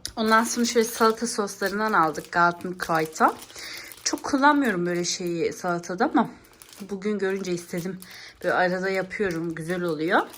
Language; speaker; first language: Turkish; early bilingual, heritage; Turkish